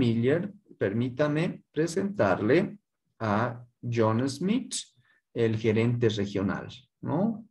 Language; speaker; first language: Spanish; native; Spanish